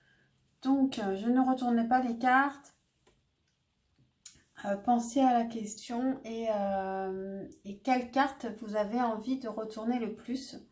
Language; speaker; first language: French; native; French